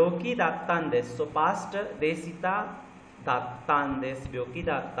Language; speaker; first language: Japanese; non-native, fluent; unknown